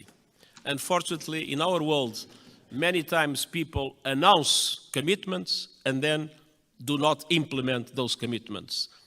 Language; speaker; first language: English; non-native, fluent; Portuguese